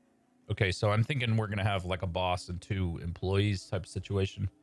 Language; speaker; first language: English; native; English